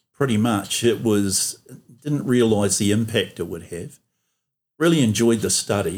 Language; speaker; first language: English; native; English